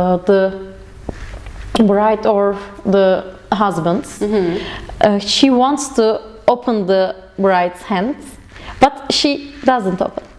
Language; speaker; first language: English; non-native, learner; Turkish